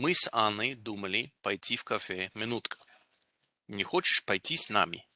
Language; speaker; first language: Russian; non-native, fluent; English